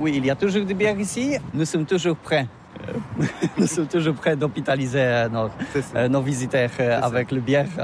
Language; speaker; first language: French; non-native, learner; Polish